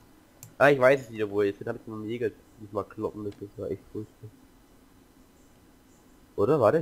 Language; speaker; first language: German; native; German